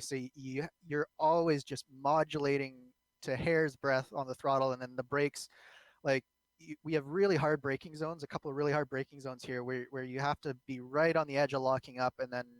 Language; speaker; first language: English; native; English